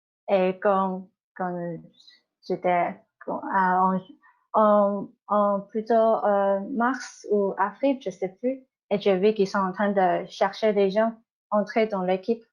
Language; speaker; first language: French; non-native, fluent; Chinese